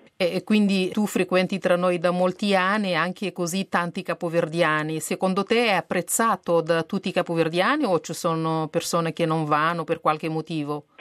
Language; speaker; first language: Italian; non-native, fluent; Kabuverdianu